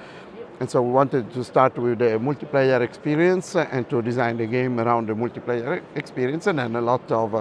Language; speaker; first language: English; non-native, fluent; Italian